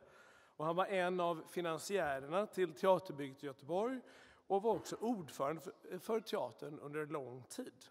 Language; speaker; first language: Swedish; native; Swedish